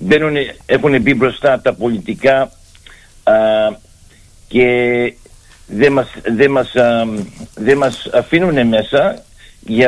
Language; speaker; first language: Greek; early bilingual, heritage; Greek